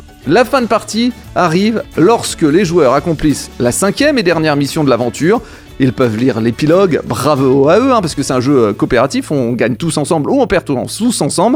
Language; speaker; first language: French; native; French